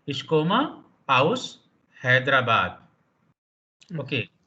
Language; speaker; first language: German; non-native, learner; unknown